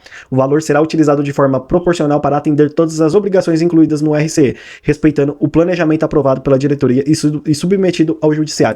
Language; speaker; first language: Portuguese; native; Portuguese